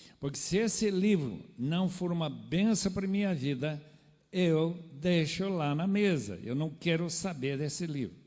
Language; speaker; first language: Portuguese; non-native, fluent; English